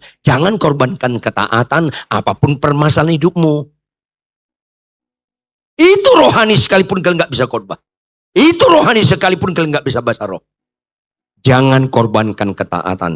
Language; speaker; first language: Indonesian; native; Indonesian